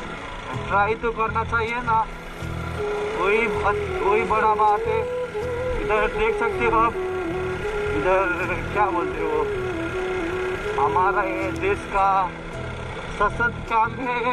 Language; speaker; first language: Hindi; non-native, learner; Nepali